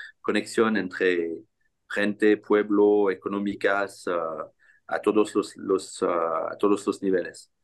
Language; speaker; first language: Spanish; non-native, fluent; French